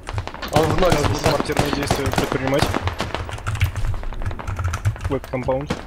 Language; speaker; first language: Russian; native; Russian